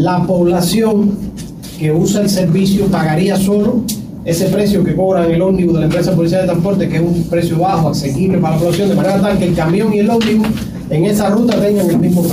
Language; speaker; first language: Spanish; native; Spanish